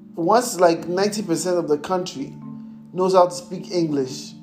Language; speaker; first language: English; non-native, local second language; Akan